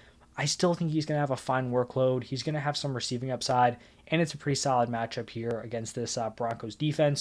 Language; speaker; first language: English; native; English